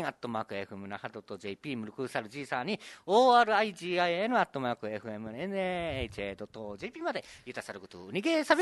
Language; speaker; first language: Japanese; native; Japanese